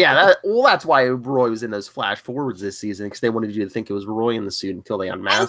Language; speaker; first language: English; native; English